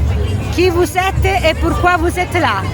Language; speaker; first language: French; non-native, learner; Italian